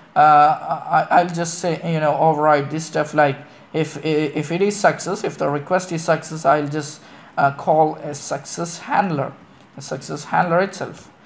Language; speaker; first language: English; non-native, local second language; Malayalam